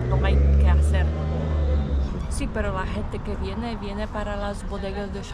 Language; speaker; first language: Spanish; non-native, fluent; Portuguese